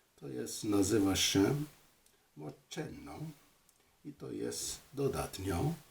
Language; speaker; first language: Polish; non-native, learner; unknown